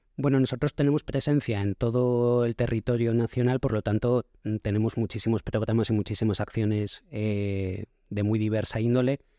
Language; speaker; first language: Spanish; native; Spanish